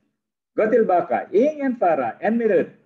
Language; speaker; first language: Swedish; non-native, fluent; Arabic